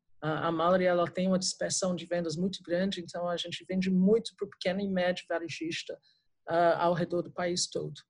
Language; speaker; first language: Portuguese; non-native, fluent; English